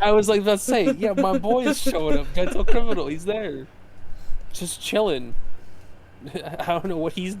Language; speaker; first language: English; native; English